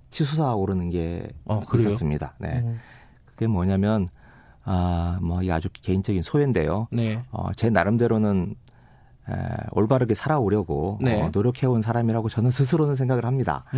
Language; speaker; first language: Korean; native; Korean